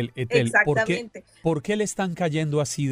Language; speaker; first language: Spanish; native; Spanish